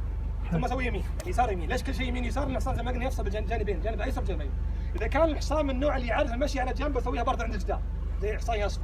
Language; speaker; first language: Arabic; native; Arabic